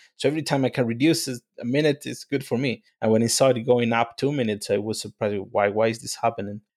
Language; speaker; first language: English; non-native, fluent; Spanish